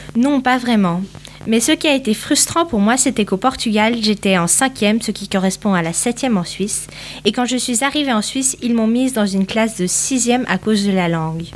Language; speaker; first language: French; early bilingual, other home language; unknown